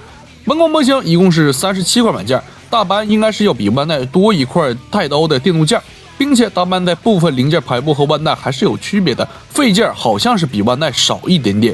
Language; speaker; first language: Chinese; native; Chinese